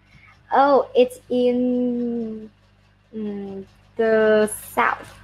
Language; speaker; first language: English; non-native, learner; Vietnamese